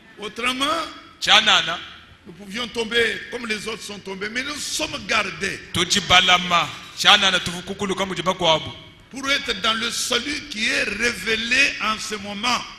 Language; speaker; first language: French; non-native, local second language; Luba-Lulua